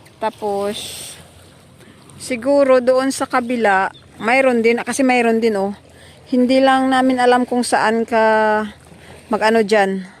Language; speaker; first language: Filipino; non-native, local second language; Hiligaynon